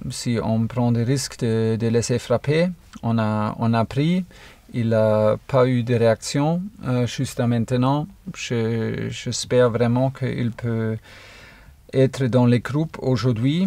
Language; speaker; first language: French; non-native, fluent; German